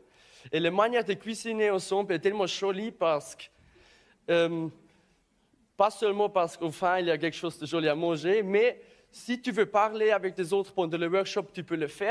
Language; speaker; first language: French; non-native, learner; German